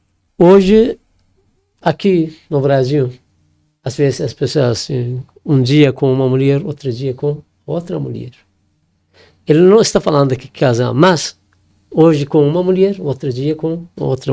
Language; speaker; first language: Portuguese; non-native, learner; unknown